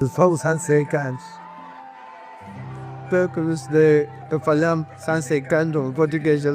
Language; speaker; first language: Portuguese; non-native, learner; Lingala